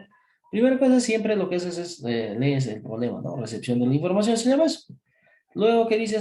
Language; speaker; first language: Spanish; native; Spanish